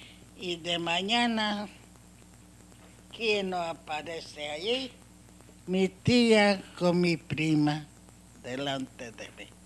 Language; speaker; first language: Spanish; non-native, learner; Hungarian